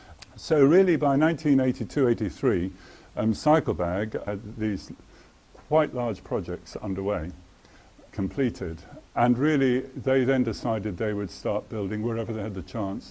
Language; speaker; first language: English; native; English